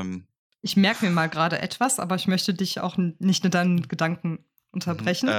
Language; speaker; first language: German; native; German